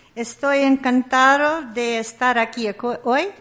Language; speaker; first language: Spanish; non-native, learner; English